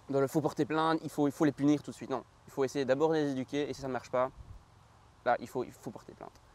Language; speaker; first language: French; native; French